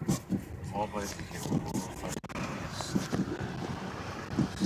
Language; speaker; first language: English; native; English